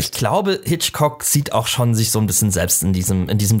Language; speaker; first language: German; native; German